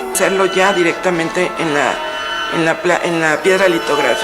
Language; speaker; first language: Spanish; native; Spanish